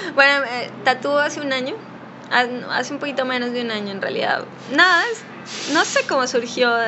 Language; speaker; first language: Spanish; native; Spanish